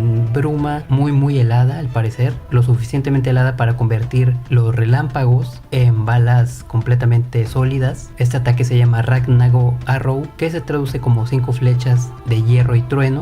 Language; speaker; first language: Spanish; native; Spanish